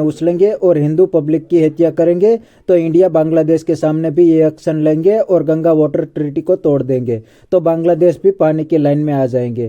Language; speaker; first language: Hindi; native; Hindi